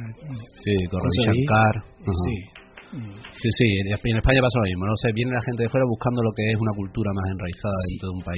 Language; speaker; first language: Spanish; native; Spanish